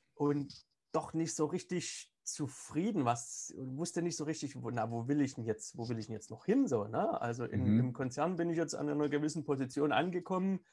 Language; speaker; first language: German; native; German